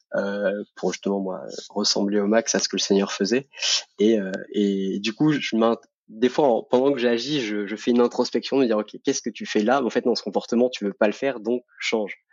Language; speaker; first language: French; native; French